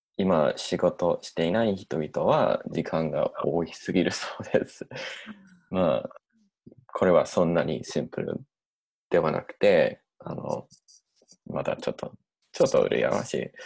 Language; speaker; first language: Japanese; non-native, learner; English